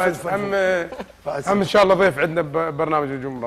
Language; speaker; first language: Arabic; native; Arabic